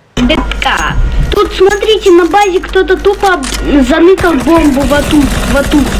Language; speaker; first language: Russian; native; Russian